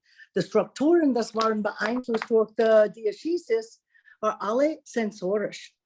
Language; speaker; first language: German; non-native, learner; English